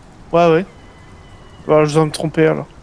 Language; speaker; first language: French; native; French